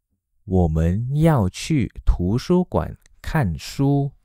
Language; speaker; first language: Chinese; non-native, fluent; Malay